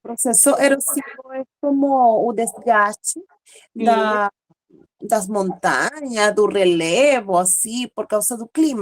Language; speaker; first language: Portuguese; non-native, fluent; Spanish